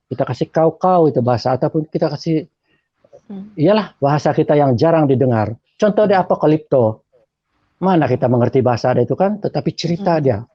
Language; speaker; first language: Malay; native; Malay